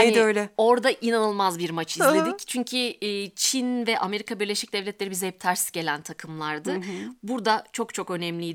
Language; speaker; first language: Turkish; native; Turkish